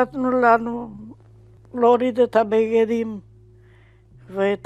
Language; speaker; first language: Hebrew; non-native, fluent; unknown